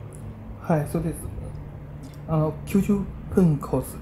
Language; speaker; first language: Japanese; non-native, learner; Chinese